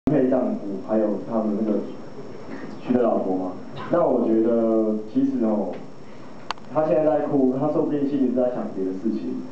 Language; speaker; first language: Chinese; native; Chinese